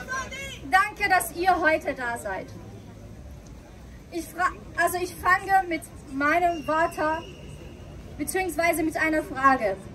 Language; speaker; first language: German; non-native, fluent; Persian